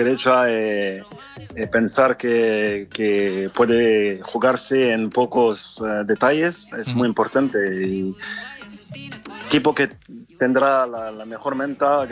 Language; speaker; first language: Spanish; non-native, fluent; French